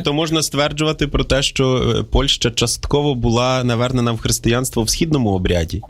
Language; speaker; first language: Ukrainian; native; Ukrainian